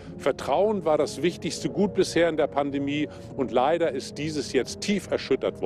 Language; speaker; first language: German; native; German